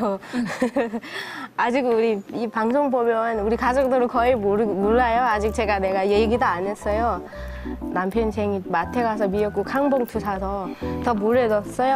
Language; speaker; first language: Korean; non-native, learner; Nepali